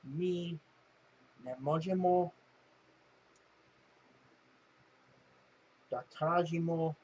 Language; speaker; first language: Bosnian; non-native, learner; English